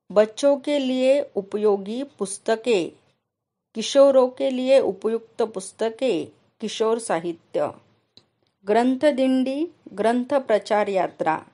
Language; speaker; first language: Hindi; non-native, local second language; Marathi